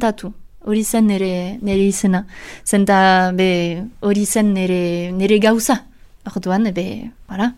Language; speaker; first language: Basque; non-native, local second language; French